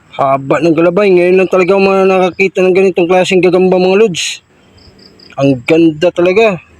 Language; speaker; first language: Filipino; native; Filipino